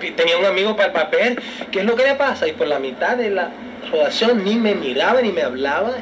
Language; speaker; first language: Spanish; early bilingual, heritage; Spanish